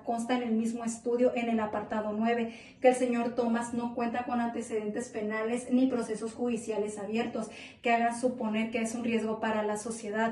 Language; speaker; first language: Spanish; native; Spanish